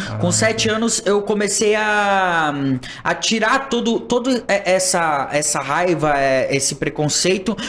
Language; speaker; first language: Portuguese; native; Portuguese